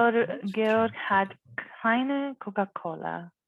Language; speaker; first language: German; non-native, learner; English